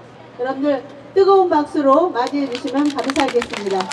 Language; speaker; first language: Korean; native; Korean